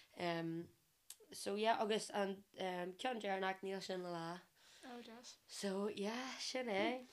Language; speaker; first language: Irish; non-native, local second language; English